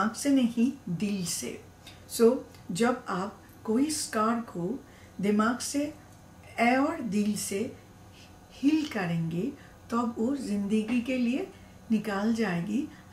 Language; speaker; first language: Hindi; non-native, learner; Bangla